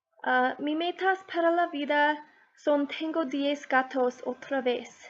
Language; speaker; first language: Spanish; non-native, learner; English